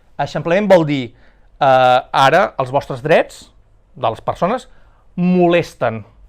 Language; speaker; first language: Catalan; native; Catalan